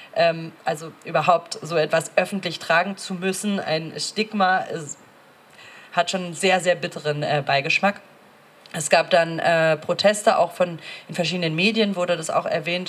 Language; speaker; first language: German; native; German